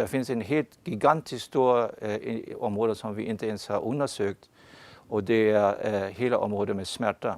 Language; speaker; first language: Swedish; non-native, fluent; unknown